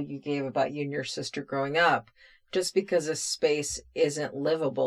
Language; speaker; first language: English; native; English